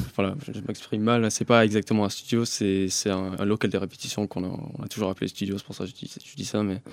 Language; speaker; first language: French; early bilingual, other home language; English